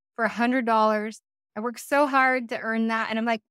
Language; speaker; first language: English; native; English